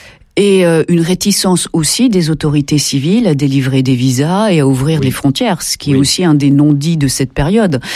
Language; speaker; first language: French; native; French